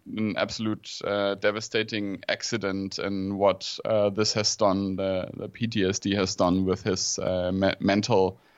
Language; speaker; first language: English; non-native, fluent; German